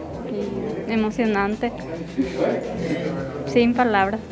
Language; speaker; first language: Spanish; non-native, local second language; Guarani